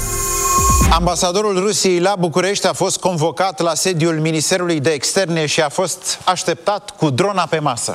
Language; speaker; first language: Romanian; native; Romanian